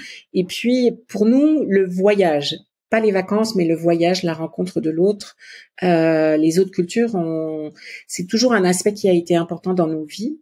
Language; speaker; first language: French; native; French